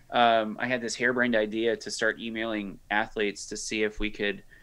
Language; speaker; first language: English; native; English